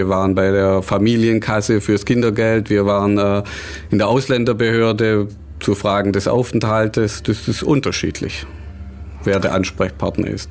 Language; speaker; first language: German; native; German